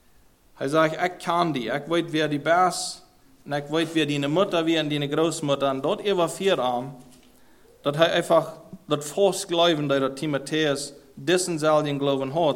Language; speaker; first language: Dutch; non-native, learner; German